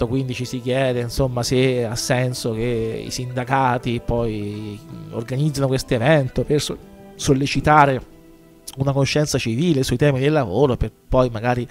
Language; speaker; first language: Italian; native; Italian